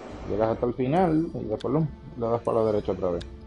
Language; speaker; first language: Spanish; native; Spanish